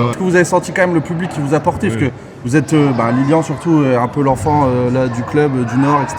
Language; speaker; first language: French; native; French